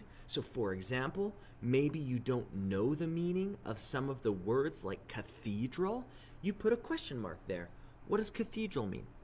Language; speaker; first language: English; native; English